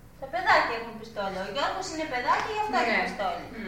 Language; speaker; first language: Greek; native; Greek